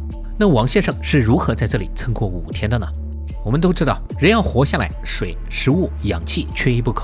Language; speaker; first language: Chinese; native; Chinese